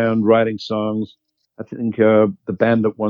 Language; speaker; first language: English; native; English